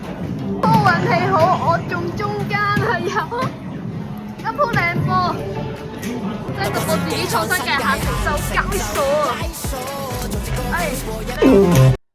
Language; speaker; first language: Cantonese; native; Cantonese